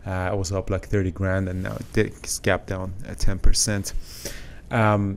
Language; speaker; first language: English; native; English